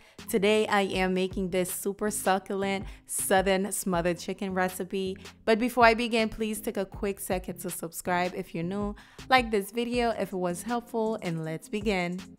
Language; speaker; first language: English; native; English